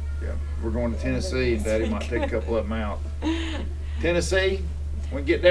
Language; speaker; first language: English; native; English